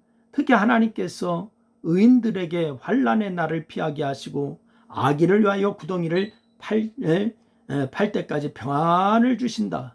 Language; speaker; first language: Korean; native; Korean